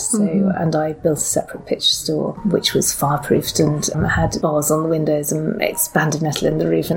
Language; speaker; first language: English; native; English